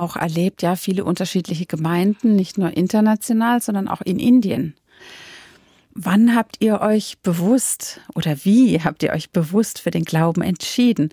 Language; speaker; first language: German; native; German